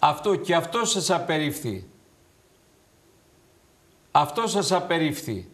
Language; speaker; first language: Greek; native; Greek